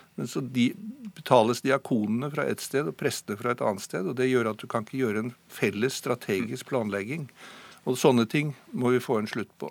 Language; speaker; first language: Norwegian; native; Norwegian